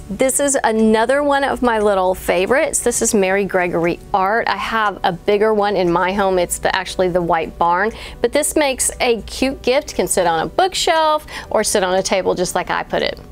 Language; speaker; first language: English; native; English